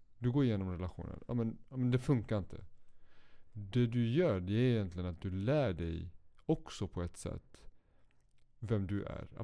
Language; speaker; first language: Swedish; native; Swedish